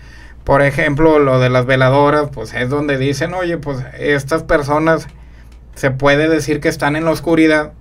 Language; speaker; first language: Spanish; native; Spanish